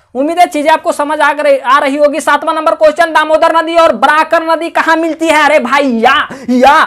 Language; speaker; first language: Hindi; native; Hindi